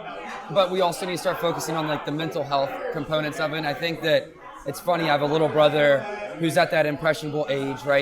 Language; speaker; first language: English; native; English